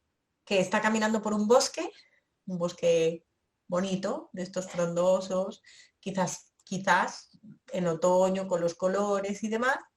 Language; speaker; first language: Spanish; native; Spanish